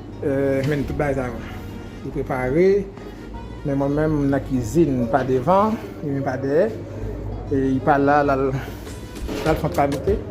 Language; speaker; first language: French; non-native, learner; Haitian Creole